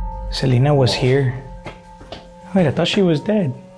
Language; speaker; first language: English; early bilingual, other home language; Spanish